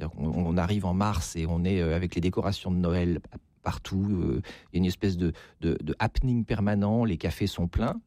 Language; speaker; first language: French; native; French